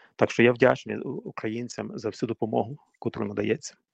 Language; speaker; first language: Ukrainian; native; Ukrainian